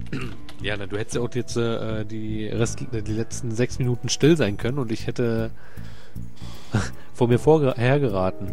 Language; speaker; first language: German; native; German